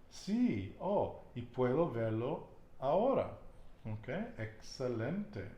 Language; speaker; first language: Spanish; non-native, fluent; English